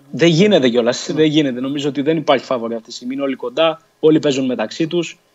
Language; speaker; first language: Greek; early bilingual, other home language; Portuguese